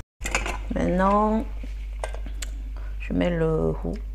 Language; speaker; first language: French; non-native, fluent; Korean